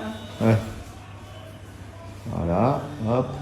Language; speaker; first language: French; native; French